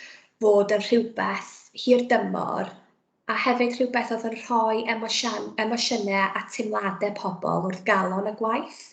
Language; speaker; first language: Welsh; native; Welsh